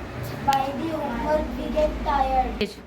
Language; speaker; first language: English; non-native, learner; Hindi